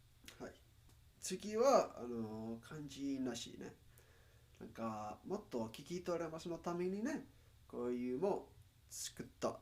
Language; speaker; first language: Japanese; non-native, learner; Spanish